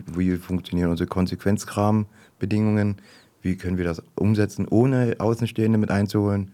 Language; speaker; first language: German; native; German